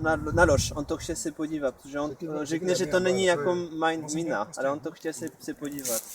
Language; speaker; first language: Czech; non-native, learner; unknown